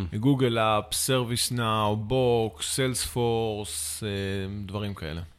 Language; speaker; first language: Hebrew; native; Hebrew